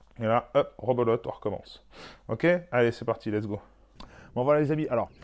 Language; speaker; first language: French; native; French